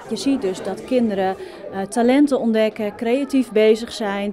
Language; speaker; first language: Dutch; native; Dutch